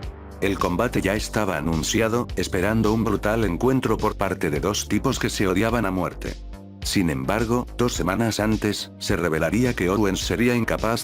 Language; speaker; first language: Spanish; native; Spanish